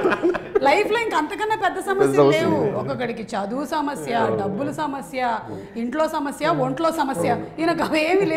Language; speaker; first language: Telugu; native; Telugu